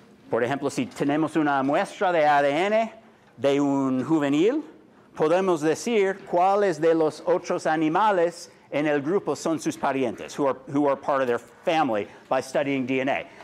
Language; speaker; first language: Spanish; non-native, fluent; English